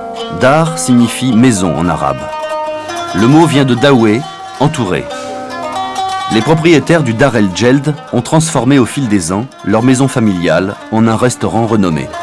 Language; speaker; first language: French; native; French